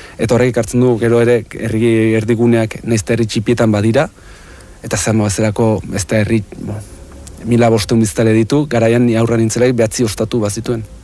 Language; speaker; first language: Basque; native; Basque